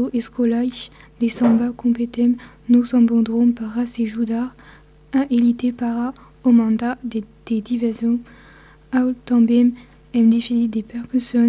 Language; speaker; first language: Portuguese; non-native, learner; French